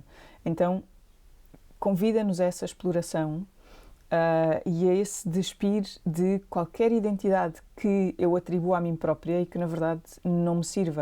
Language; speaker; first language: Portuguese; native; Portuguese